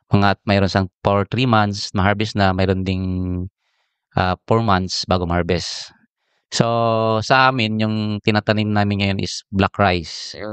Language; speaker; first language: Filipino; non-native, local second language; Hiligaynon